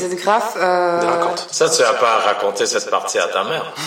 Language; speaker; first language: French; native; French